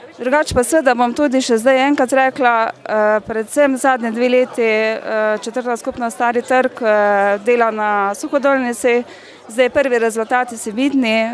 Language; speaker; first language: Slovenian; native; Slovenian